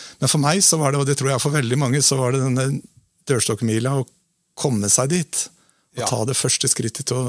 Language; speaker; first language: Norwegian; native; Norwegian